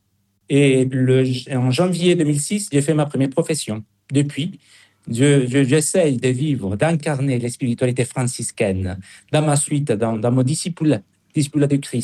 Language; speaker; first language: French; non-native, fluent; Spanish